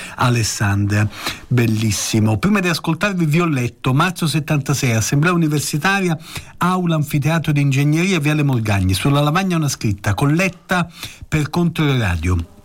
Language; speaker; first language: Italian; native; Italian